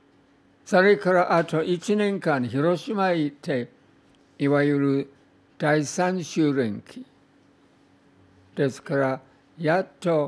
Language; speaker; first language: Japanese; non-native, fluent; English